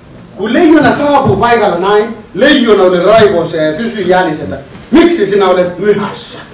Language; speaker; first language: Finnish; non-native, learner; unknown